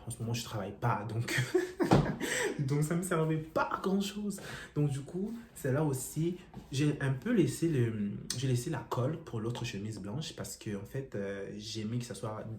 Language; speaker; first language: French; non-native, local second language; Lingala